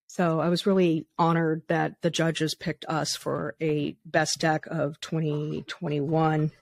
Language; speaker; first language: English; native; English